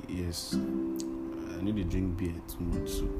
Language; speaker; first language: English; non-native, local second language; Yoruba